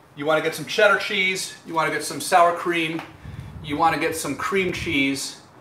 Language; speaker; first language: English; native; English